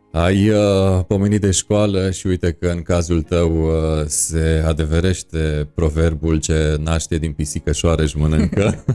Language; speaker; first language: Romanian; native; Romanian